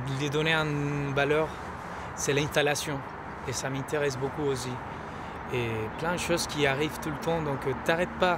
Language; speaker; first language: French; non-native, fluent; Spanish